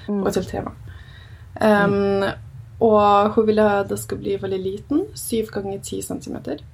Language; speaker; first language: Norwegian; early bilingual, other home language; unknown